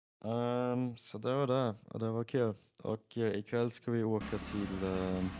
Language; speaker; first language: Swedish; native; Swedish